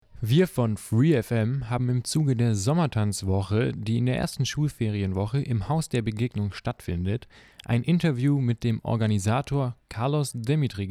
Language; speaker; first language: German; native; German